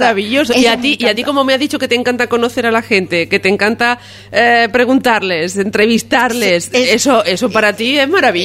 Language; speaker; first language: Spanish; native; Spanish